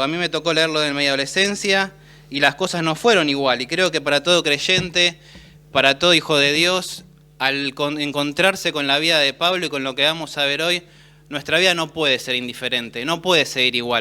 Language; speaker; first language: Spanish; native; Spanish